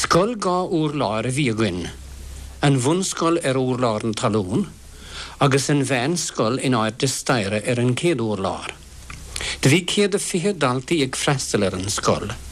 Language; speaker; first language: Irish; native; Irish